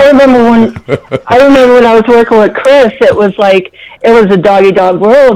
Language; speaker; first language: English; native; English